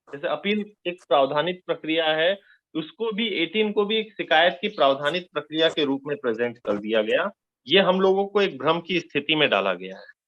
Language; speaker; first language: Hindi; native; Hindi